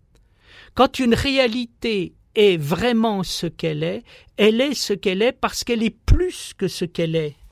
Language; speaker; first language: French; native; French